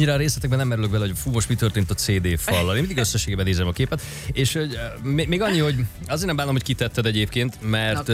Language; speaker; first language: Hungarian; native; Hungarian